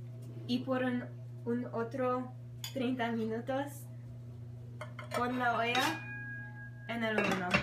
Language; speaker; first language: Spanish; non-native, learner; English